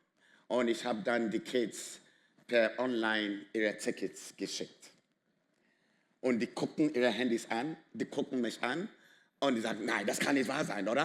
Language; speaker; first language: German; non-native, fluent; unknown